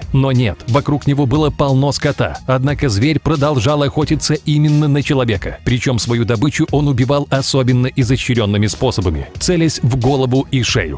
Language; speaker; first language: Russian; native; Russian